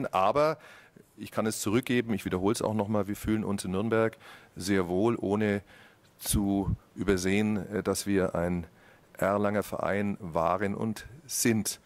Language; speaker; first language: German; native; German